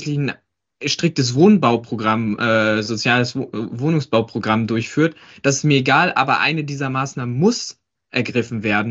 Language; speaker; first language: German; native; German